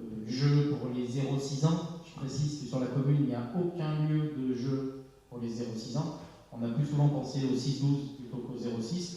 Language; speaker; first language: French; native; French